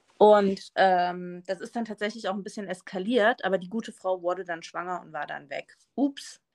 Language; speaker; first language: German; early bilingual, other home language; Spanish